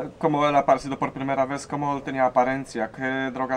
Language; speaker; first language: Spanish; non-native, learner; Polish